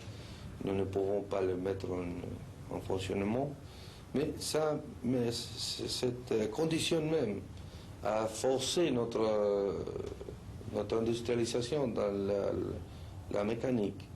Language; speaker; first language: French; non-native, fluent; Spanish